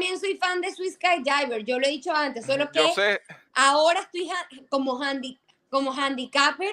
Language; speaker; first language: Spanish; native; Spanish